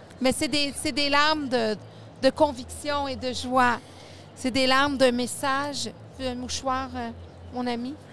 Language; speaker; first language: French; native; French